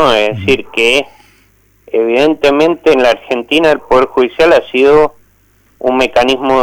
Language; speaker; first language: Spanish; native; Spanish